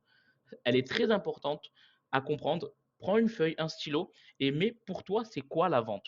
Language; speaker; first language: French; native; French